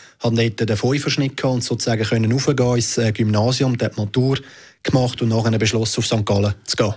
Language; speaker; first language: German; native; German